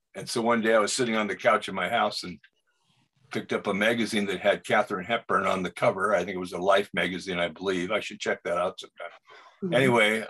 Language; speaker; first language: English; native; English